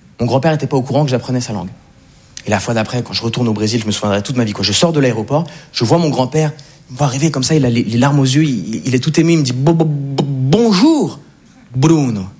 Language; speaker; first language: French; native; French